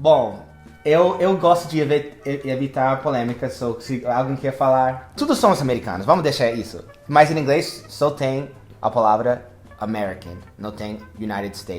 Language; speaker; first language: Portuguese; non-native, fluent; English